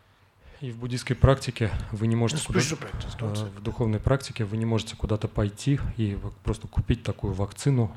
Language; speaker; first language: Russian; native; Russian